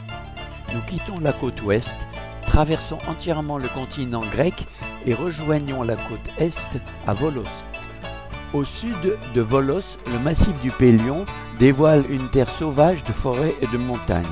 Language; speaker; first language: French; native; French